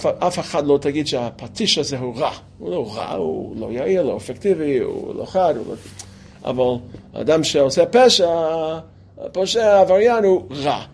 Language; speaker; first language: Hebrew; non-native, fluent; English